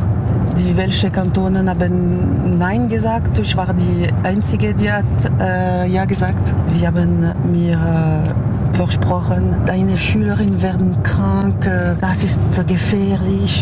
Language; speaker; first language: German; non-native, local second language; French